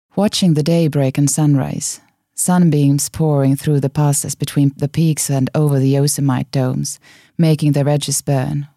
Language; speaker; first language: English; non-native, fluent; Finnish